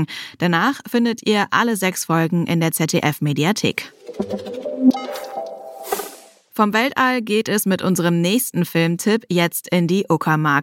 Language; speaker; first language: German; native; German